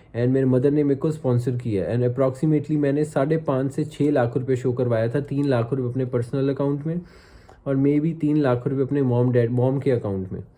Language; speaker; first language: Hindi; native; Hindi